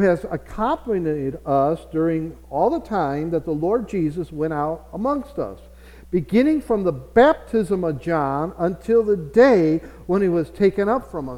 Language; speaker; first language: English; native; English